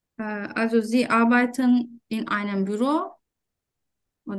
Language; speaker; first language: German; non-native, fluent; Turkish